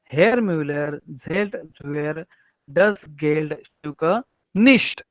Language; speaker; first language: German; non-native, fluent; Marathi